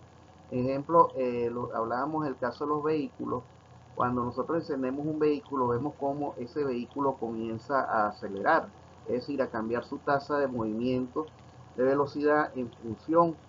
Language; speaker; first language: Spanish; native; Spanish